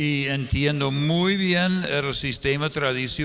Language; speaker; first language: Spanish; non-native, fluent; English